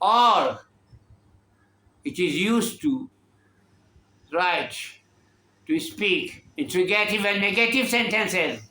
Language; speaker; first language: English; non-native, local second language; Urdu